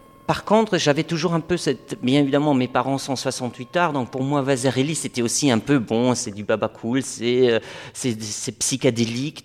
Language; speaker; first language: French; non-native, fluent; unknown